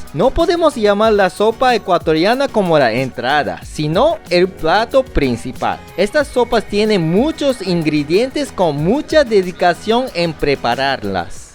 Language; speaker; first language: Spanish; non-native, fluent; Japanese